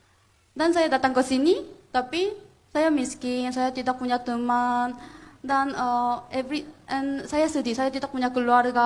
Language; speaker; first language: Indonesian; non-native, fluent; Korean